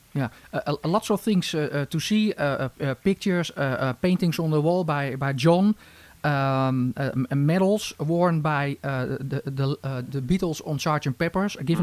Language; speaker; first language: English; non-native, fluent; Dutch